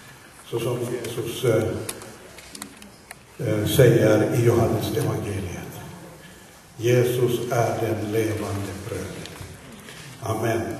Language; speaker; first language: Swedish; non-native, fluent; Finnish